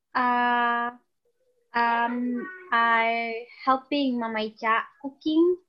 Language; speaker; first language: English; non-native, learner; Indonesian